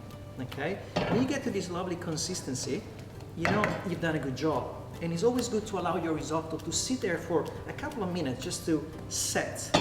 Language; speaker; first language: English; non-native, fluent; Italian